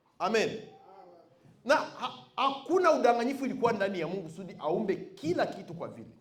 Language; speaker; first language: Swahili; non-native, local second language; Bembe